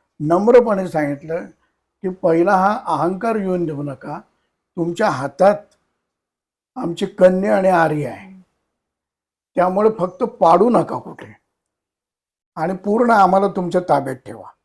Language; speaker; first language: Marathi; native; Marathi